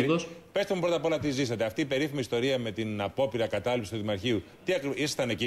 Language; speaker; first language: Greek; native; Greek